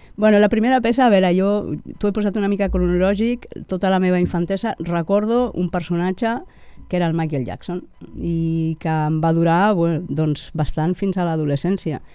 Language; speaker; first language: Catalan; native; Catalan